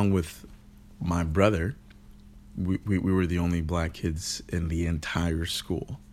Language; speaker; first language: English; early bilingual, other home language; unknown